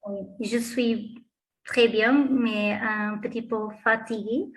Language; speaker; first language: French; non-native, learner; Portuguese